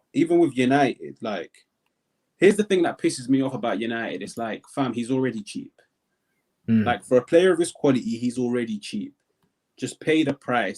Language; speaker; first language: English; native; English